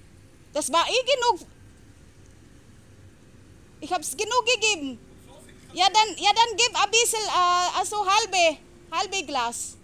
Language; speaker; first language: German; non-native, learner; Filipino